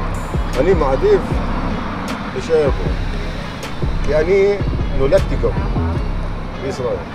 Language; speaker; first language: Hebrew; non-native, local second language; Arabic